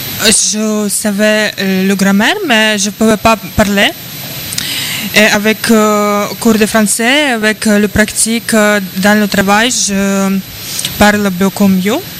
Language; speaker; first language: French; non-native, learner; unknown